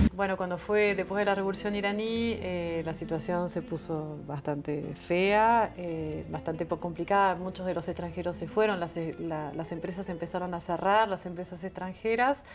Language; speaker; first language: Spanish; non-native, fluent; French